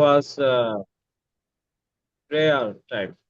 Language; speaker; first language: English; non-native, learner; Bangla